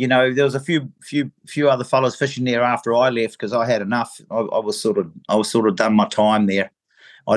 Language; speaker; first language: English; native; English